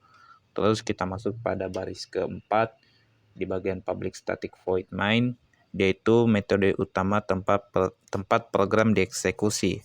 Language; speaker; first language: Indonesian; native; Indonesian